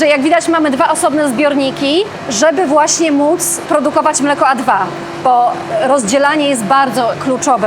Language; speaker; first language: Polish; native; Polish